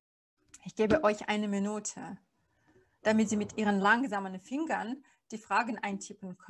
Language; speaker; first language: German; non-native, fluent; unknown